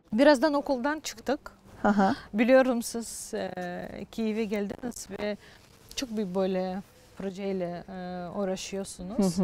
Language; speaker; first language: Turkish; non-native, fluent; Ukrainian